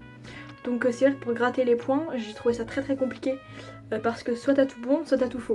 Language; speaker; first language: French; native; French